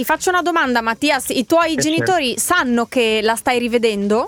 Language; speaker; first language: Italian; native; Italian